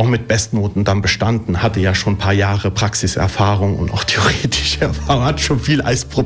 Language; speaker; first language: German; early bilingual, other home language; Italian